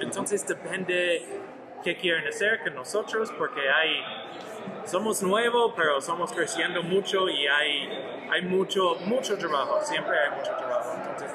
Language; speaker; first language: Spanish; non-native, learner; English